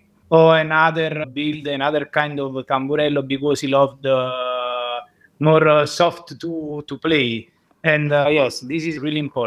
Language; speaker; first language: English; non-native, learner; Italian